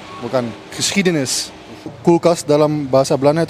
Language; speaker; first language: Indonesian; non-native, fluent; Dutch